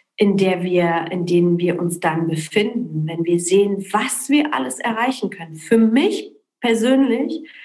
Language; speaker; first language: German; early bilingual, other home language; Polish